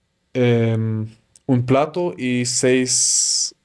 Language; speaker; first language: Spanish; non-native, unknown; German